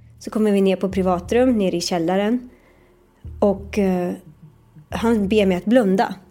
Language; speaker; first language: Swedish; early bilingual, other home language; Persian